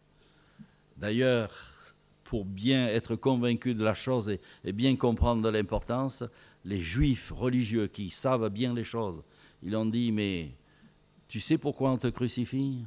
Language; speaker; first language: French; native; French